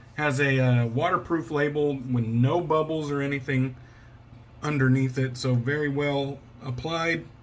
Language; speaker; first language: English; native; English